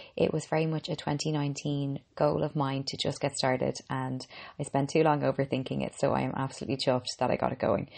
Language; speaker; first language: English; native; English